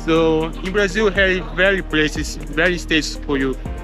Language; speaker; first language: English; non-native, learner; Portuguese